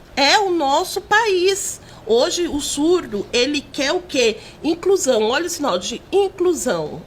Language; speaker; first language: Portuguese; native; Portuguese